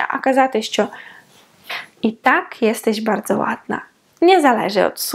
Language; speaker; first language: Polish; non-native, fluent; Ukrainian